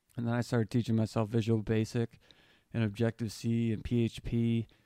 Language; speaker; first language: English; native; English